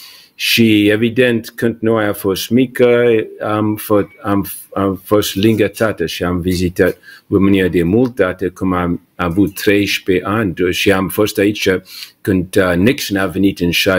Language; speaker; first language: Romanian; early bilingual, heritage; English